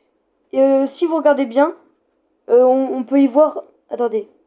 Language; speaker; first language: French; native; French